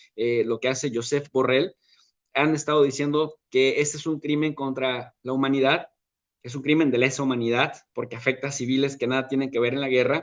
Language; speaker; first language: Spanish; native; Spanish